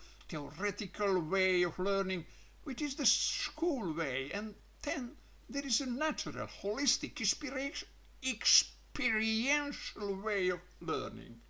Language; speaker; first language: English; non-native, learner; Croatian